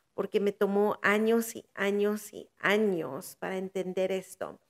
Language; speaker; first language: Spanish; early bilingual, heritage; Spanish